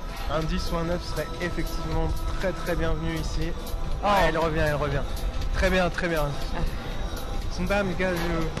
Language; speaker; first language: French; native; French